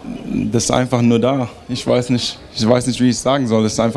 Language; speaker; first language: German; early bilingual, heritage; German